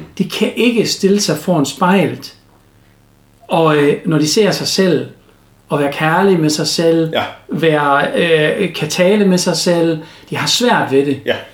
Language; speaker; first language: Danish; non-native, fluent; German